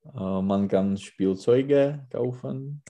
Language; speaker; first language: German; non-native, learner; Czech